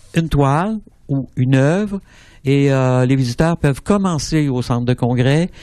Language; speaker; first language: French; native; French